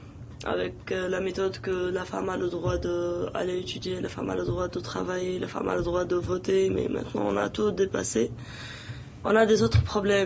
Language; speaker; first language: French; non-native, local second language; Arabic